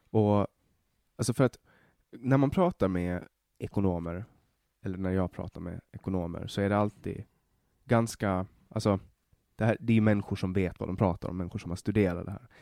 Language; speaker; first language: Swedish; native; Swedish